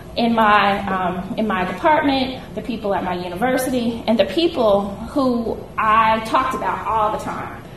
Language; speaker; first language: English; native; English